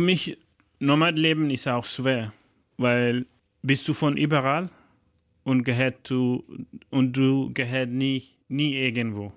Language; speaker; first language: German; non-native, learner; Fula